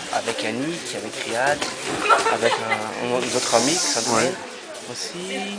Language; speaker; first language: French; non-native, learner; Portuguese